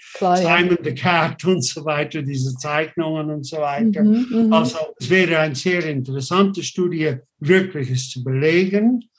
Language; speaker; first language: German; non-native, fluent; English